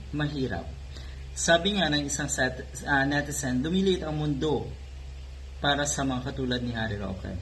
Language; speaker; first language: Filipino; native; Filipino